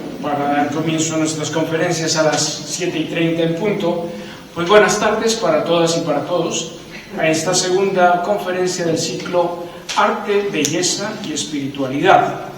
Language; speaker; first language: Spanish; native; Spanish